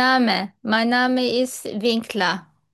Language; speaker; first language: German; non-native, fluent; Turkish